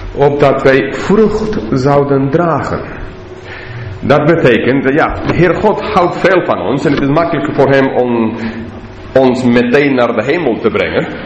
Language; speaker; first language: Dutch; non-native, learner; English